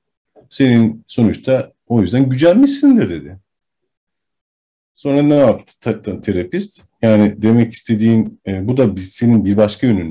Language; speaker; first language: Turkish; native; Turkish